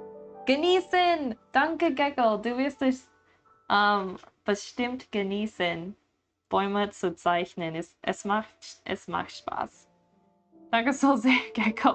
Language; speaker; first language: German; non-native, learner; English